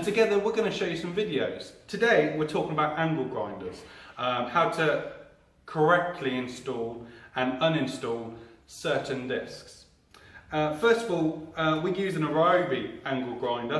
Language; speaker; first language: English; native; English